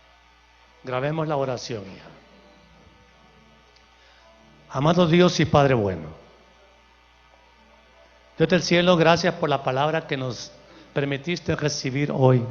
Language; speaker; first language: Spanish; native; Spanish